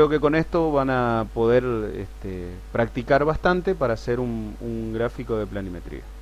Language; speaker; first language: Spanish; native; Spanish